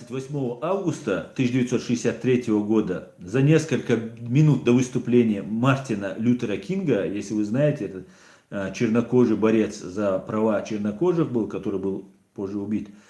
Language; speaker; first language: Russian; non-native, local second language; Chechen